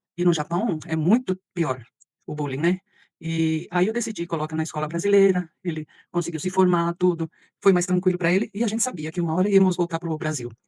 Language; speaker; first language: Portuguese; early bilingual, other home language; Spanish